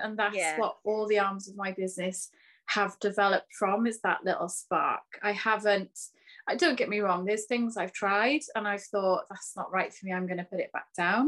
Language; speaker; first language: English; native; English